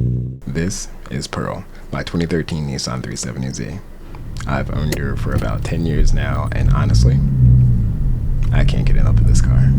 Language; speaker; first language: English; native; English